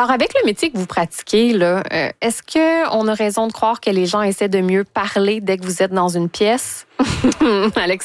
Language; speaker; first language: French; native; French